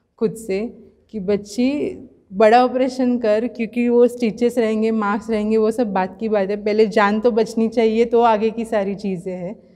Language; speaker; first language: Hindi; non-native, local second language; Marathi